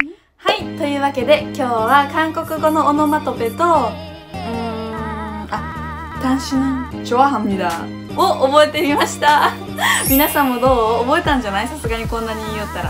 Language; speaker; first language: Japanese; native; Japanese